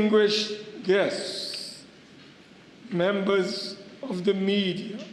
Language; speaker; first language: English; native; English